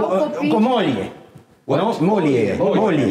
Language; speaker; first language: Italian; non-native, learner; Romanian